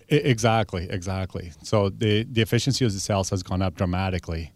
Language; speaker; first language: English; early bilingual, other home language; Spanish